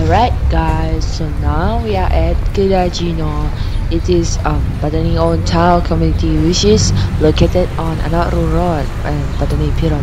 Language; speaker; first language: English; non-native, learner; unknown